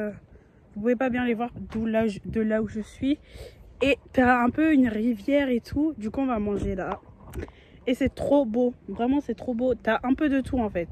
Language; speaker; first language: French; native; French